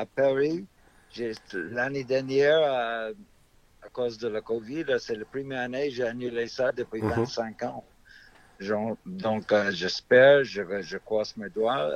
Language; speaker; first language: French; non-native, fluent; English